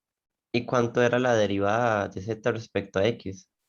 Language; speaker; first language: Spanish; native; Spanish